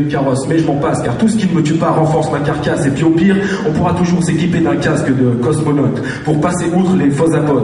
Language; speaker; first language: French; native; French